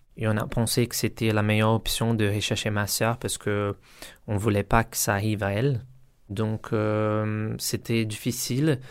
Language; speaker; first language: French; non-native, learner; Portuguese